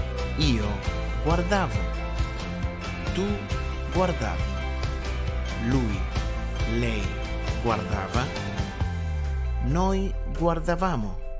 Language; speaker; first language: Italian; non-native, fluent; Spanish